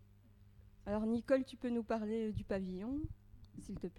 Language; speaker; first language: French; native; French